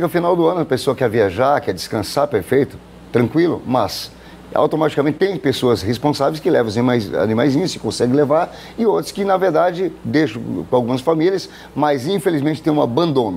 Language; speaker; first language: Portuguese; native; Portuguese